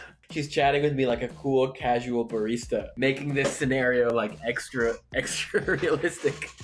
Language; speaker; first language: English; native; English